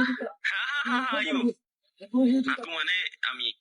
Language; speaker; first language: Indonesian; non-native, learner; Bangla